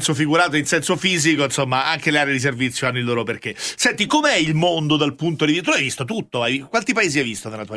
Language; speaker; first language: Italian; native; Italian